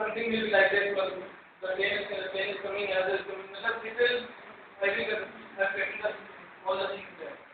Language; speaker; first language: English; non-native, learner; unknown